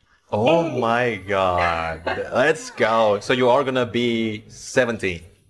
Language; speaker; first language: English; non-native, fluent; Indonesian